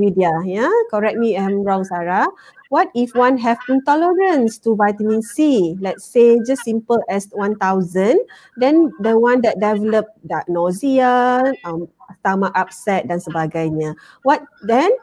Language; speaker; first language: English; non-native, local second language; Malay